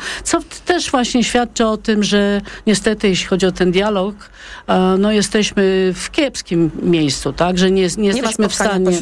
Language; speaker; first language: Polish; native; Polish